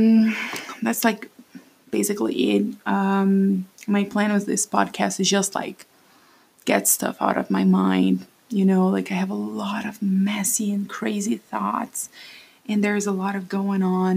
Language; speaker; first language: English; non-native, fluent; Portuguese